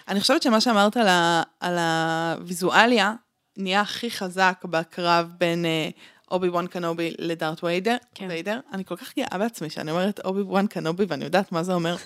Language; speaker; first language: Hebrew; early bilingual, other home language; Russian